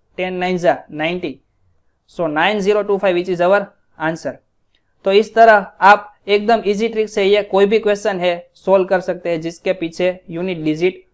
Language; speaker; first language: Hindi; non-native, local second language; Gujarati